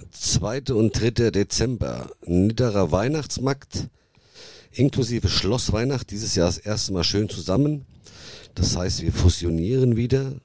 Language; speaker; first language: German; early bilingual, other home language; Italian